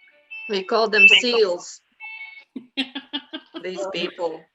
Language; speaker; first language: English; non-native, learner; Latvian